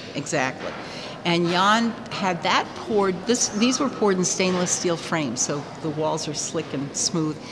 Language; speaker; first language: English; native; English